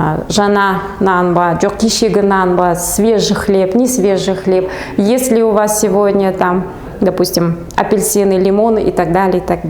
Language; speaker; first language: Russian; non-native, local second language; Kazakh